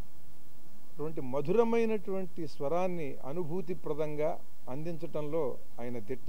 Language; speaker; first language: Telugu; native; Telugu